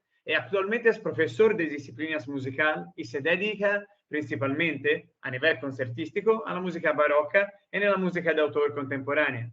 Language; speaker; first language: Spanish; non-native, learner; Italian